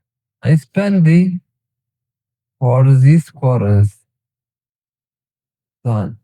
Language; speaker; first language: English; non-native, learner; Tigrinya